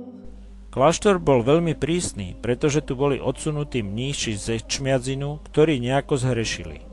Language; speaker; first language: Slovak; native; Slovak